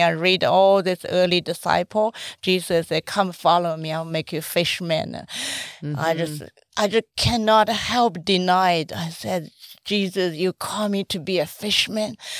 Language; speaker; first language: English; non-native, fluent; Chinese